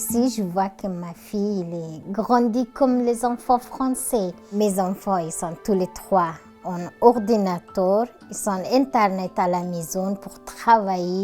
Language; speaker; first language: French; non-native, learner; Persian